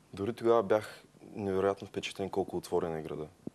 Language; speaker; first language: Bulgarian; native; Bulgarian